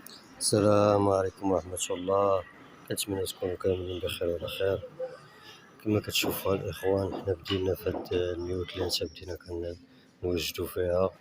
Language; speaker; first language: Arabic; native; Arabic